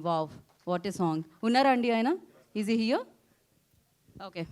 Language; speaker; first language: Telugu; native; Telugu